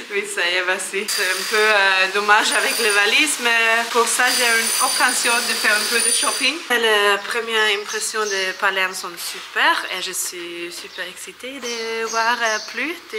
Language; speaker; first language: French; non-native, learner; Italian